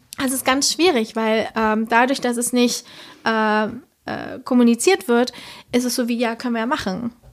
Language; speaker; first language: German; early bilingual, other home language; Spanish